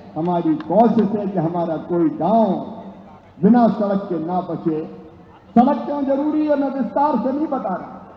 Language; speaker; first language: Hindi; native; Hindi